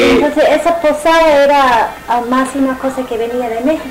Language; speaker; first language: Spanish; non-native, fluent; English